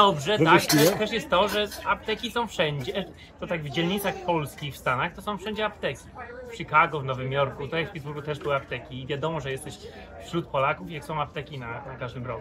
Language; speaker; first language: Polish; early bilingual, heritage; English